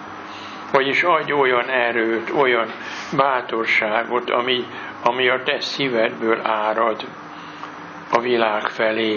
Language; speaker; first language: Hungarian; native; Hungarian